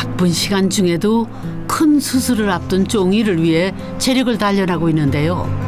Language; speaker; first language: Korean; native; Korean